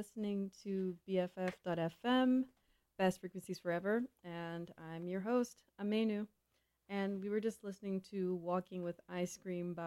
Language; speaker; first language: English; non-native, local second language; Igbo